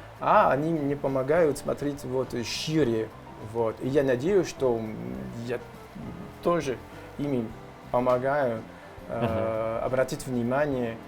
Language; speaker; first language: Russian; non-native, learner; French